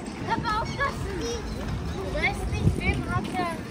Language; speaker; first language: German; non-native, learner; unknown